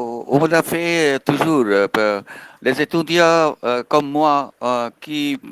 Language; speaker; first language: French; non-native, fluent; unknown